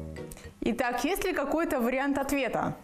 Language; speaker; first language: Russian; native; Russian